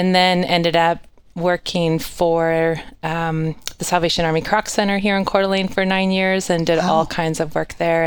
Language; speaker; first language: English; native; English